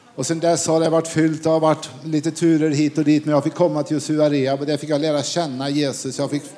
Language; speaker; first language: Swedish; native; Swedish